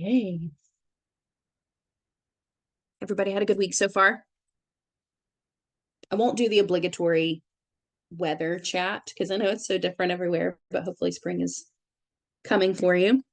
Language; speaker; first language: English; native; English